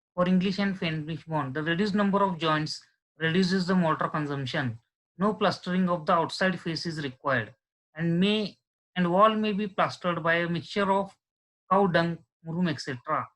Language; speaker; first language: English; non-native, local second language; Marathi